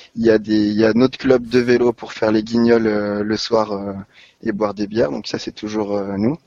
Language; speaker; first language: French; native; French